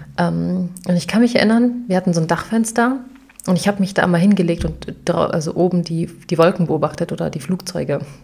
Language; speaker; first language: German; early bilingual, other home language; Arabic